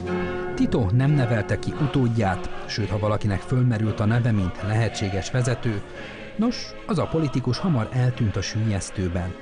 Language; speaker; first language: Hungarian; native; Hungarian